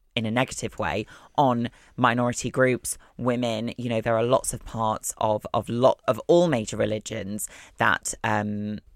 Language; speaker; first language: English; native; English